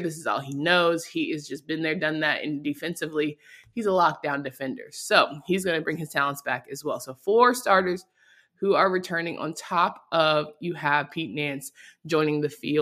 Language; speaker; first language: English; native; English